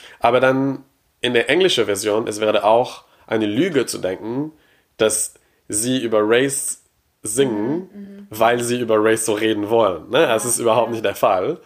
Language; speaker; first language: German; non-native, fluent; French